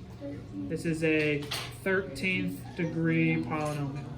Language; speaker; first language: English; native; English